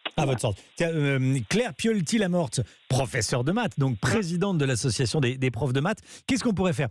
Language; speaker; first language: French; native; French